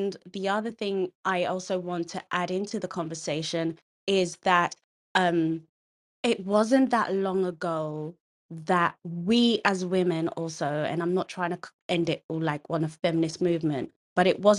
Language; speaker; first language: English; non-native, local second language; Kikuyu